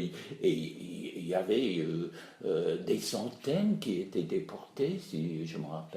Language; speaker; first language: French; non-native, fluent; English